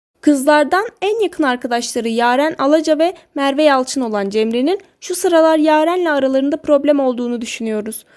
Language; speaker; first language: Turkish; native; Turkish